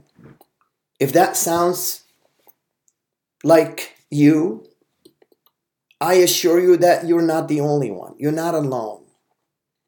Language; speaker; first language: English; non-native, fluent; Arabic